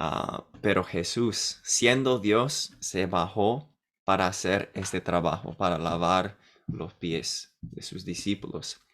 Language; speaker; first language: Spanish; non-native, fluent; English